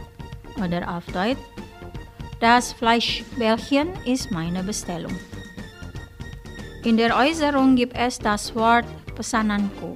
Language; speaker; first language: German; non-native, fluent; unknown